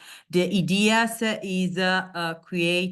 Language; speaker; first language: English; non-native, learner; Italian